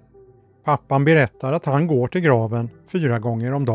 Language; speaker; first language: Swedish; native; Swedish